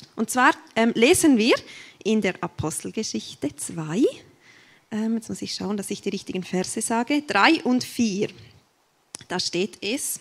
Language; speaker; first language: German; native; German